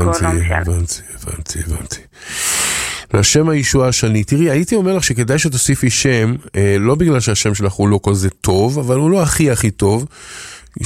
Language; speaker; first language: Hebrew; native; Hebrew